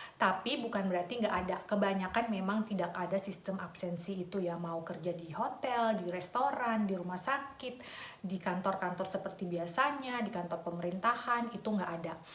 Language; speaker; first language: Indonesian; native; Indonesian